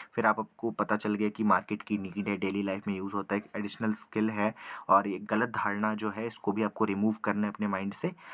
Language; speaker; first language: Hindi; native; Hindi